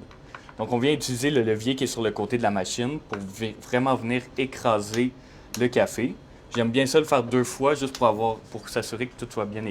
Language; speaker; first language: French; native; French